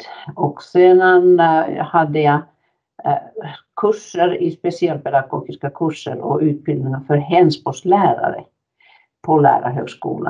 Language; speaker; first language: Swedish; non-native, fluent; Finnish